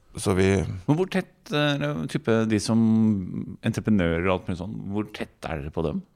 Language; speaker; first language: Norwegian; native; Norwegian